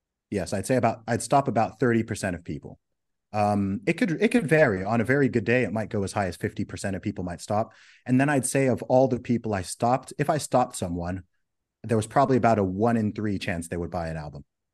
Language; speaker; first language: English; native; English